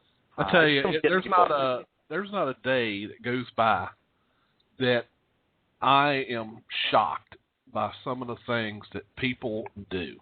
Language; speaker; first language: English; native; English